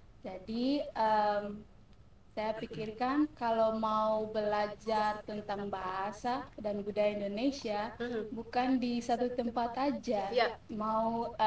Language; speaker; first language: Indonesian; non-native, learner; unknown